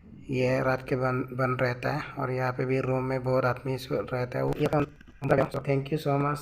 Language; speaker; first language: Hindi; non-native, local second language; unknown